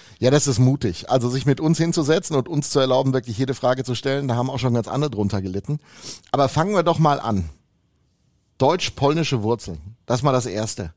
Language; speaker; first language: German; native; German